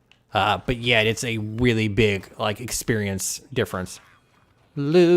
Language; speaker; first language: English; native; English